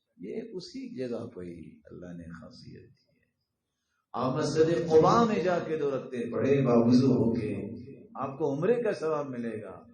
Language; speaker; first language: Urdu; non-native, local second language; Northern Hindko